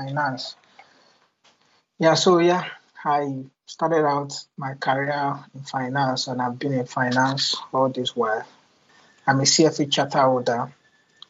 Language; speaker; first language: English; non-native, local second language; Yoruba